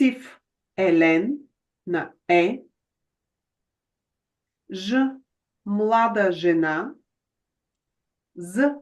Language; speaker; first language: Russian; non-native, fluent; Bulgarian